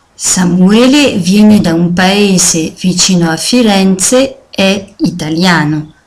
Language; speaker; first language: Italian; non-native, fluent; French